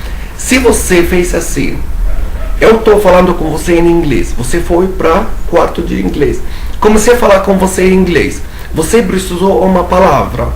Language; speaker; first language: Portuguese; non-native, fluent; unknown